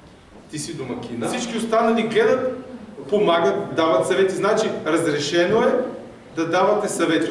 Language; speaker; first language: Bulgarian; native; Bulgarian